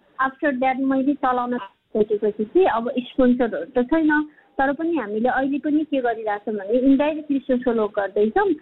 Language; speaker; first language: Nepali; non-native, local second language; Sherpa